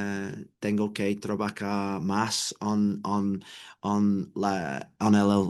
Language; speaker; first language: Spanish; non-native, learner; English